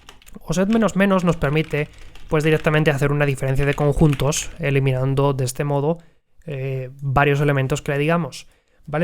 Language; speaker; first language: Spanish; native; Spanish